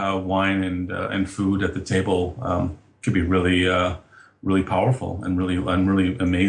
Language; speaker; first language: English; native; English